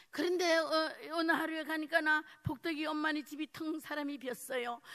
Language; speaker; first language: Korean; early bilingual, heritage; Korean